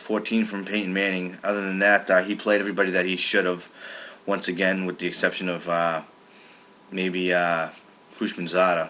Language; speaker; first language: English; native; English